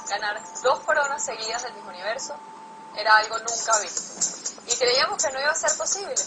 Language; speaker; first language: Spanish; native; Spanish